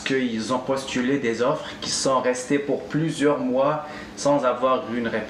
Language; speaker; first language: French; non-native, local second language; Arabic